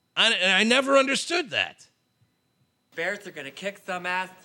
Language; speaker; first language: English; native; English